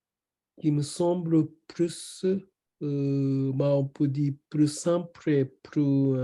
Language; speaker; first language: French; non-native, learner; Japanese